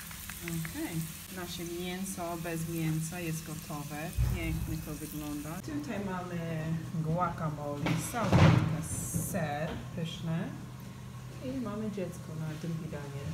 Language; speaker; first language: Polish; non-native, learner; English